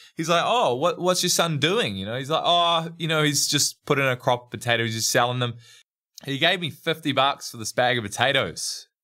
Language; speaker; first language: English; native; English